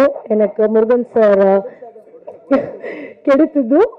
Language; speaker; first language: Tamil; non-native, learner; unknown